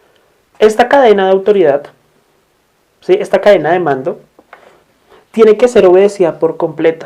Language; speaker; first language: Spanish; native; Spanish